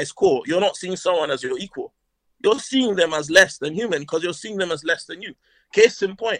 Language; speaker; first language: English; non-native, local second language; Hausa